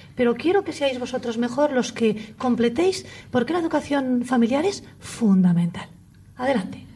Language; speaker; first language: Spanish; native; Spanish